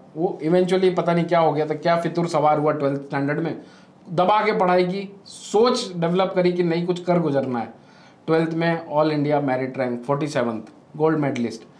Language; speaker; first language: Hindi; native; Hindi